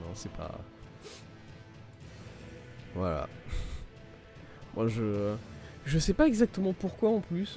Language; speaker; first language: French; native; French